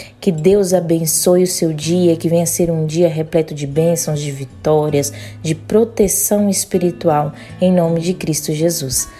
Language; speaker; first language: Portuguese; native; Portuguese